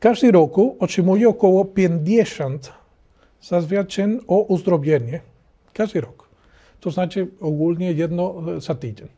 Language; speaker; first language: Polish; non-native, learner; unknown